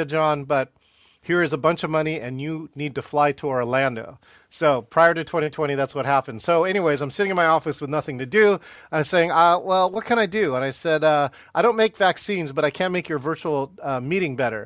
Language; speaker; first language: English; native; English